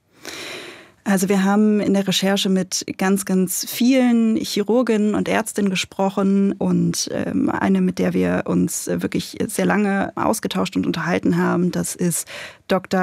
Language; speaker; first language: German; native; German